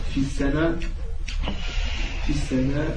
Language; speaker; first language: Arabic; non-native, learner; French